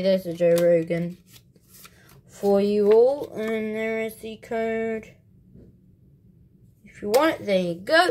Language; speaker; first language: English; native; English